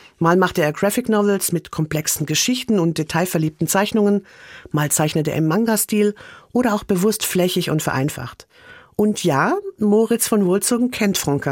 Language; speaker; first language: German; native; German